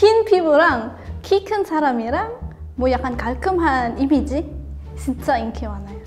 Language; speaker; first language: Korean; non-native, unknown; Filipino